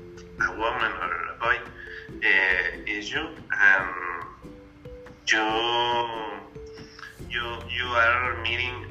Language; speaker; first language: English; non-native, learner; Spanish